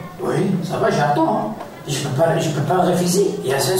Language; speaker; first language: French; non-native, learner; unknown